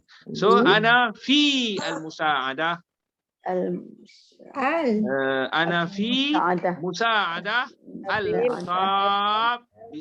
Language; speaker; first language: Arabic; non-native, fluent; Malay